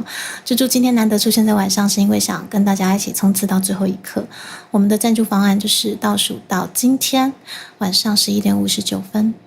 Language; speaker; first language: Chinese; native; Chinese